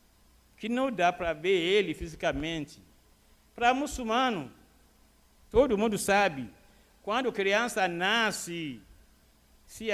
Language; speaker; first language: Portuguese; non-native, fluent; Arabic